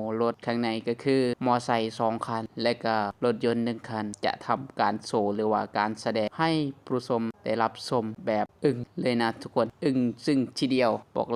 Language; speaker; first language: Thai; non-native, local second language; Northeastern Thai